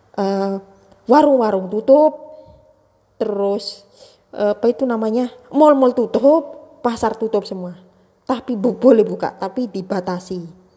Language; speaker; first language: Indonesian; non-native, local second language; Javanese